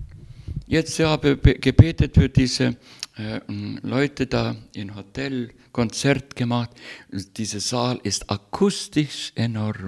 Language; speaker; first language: German; non-native, learner; Russian